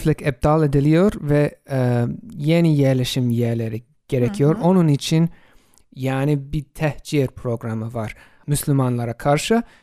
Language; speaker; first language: Turkish; non-native, fluent; English